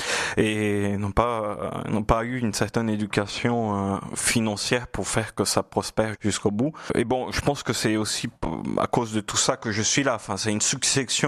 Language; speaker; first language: French; non-native, fluent; Portuguese